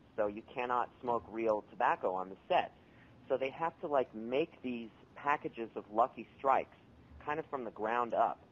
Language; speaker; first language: English; native; English